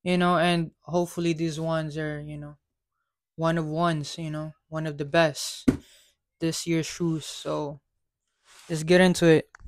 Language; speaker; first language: English; non-native, local second language; Filipino